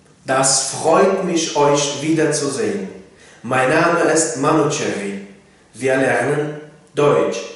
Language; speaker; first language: German; non-native, learner; Tajik